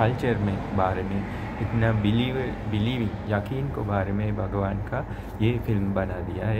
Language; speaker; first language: Hindi; non-native, learner; Sinhala